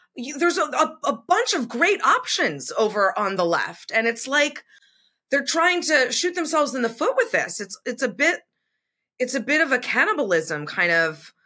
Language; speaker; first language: English; native; English